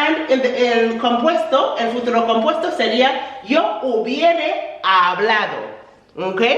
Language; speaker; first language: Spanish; non-native, fluent; English